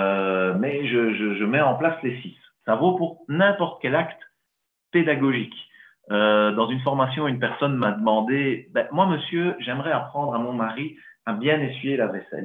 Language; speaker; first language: French; native; French